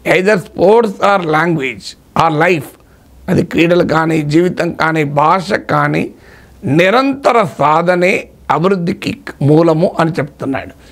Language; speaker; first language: Telugu; native; Telugu